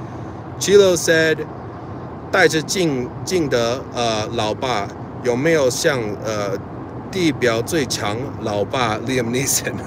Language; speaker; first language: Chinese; non-native, fluent; English